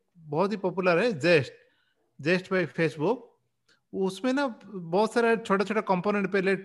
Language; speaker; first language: Hindi; non-native, local second language; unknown